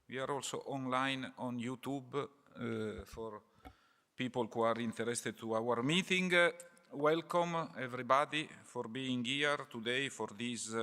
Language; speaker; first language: English; non-native, fluent; Italian